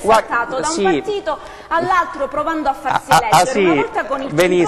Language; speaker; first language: Italian; native; Italian